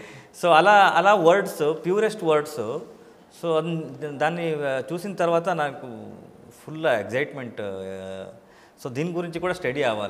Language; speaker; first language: Telugu; non-native, learner; Kannada